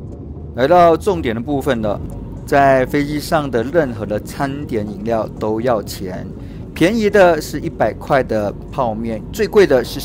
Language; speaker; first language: Chinese; native; Chinese